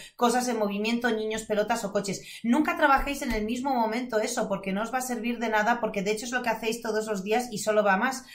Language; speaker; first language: Spanish; non-native, fluent; Polish